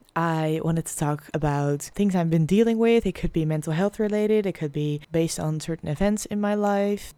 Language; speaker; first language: English; non-native, fluent; Dutch